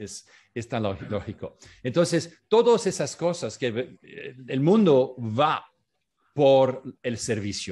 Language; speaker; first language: Spanish; non-native, fluent; French